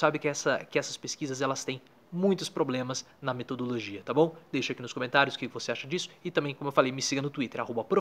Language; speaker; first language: Portuguese; native; Portuguese